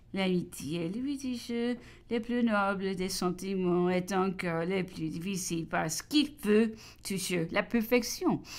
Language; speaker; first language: French; non-native, fluent; English